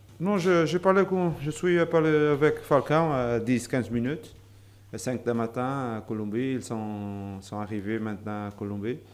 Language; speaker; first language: French; non-native, learner; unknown